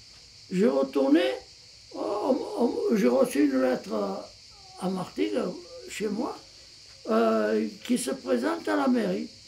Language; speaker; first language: French; early bilingual, other home language; Armenian